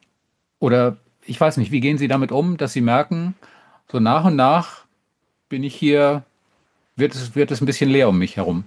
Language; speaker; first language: German; native; German